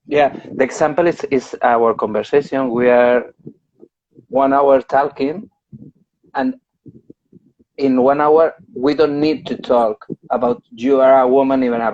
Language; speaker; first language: English; non-native, learner; Spanish